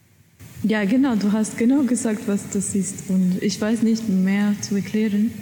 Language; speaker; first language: German; non-native, learner; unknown